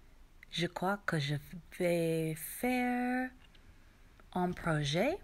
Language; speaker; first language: French; non-native, learner; English